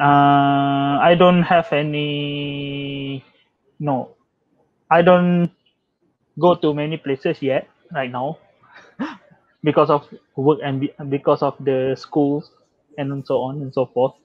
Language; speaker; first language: English; non-native, local second language; Malay